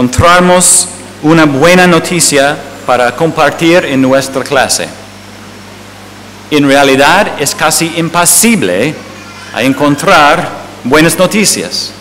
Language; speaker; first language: Spanish; non-native, fluent; English